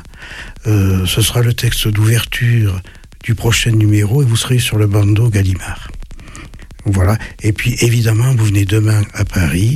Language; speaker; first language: French; native; French